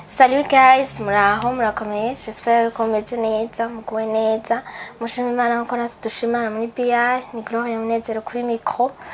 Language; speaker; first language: Rundi; native; Rundi